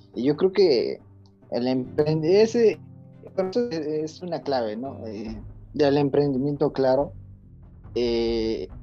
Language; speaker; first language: Spanish; native; Spanish